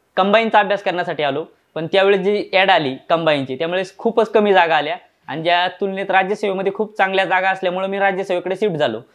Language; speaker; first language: Marathi; native; Marathi